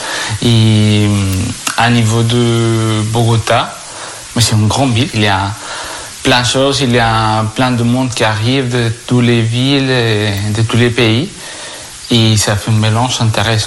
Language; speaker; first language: French; non-native, fluent; Spanish